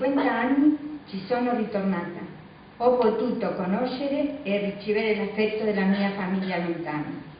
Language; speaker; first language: Italian; early bilingual, heritage; Italian